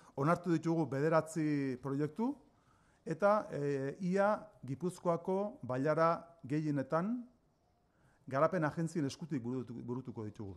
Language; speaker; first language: Basque; native; Basque